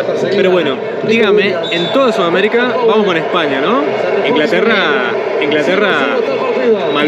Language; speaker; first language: Spanish; native; Spanish